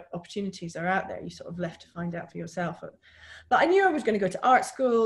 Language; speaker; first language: English; native; English